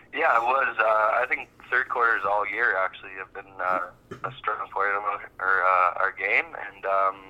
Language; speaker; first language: English; native; English